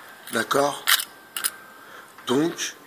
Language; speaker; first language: French; native; French